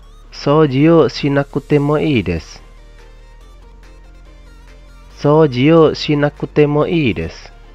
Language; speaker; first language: Japanese; non-native, fluent; Indonesian